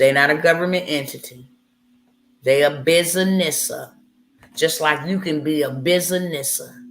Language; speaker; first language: English; native; English